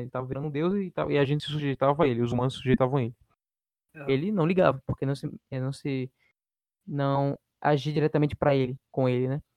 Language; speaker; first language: Portuguese; native; Portuguese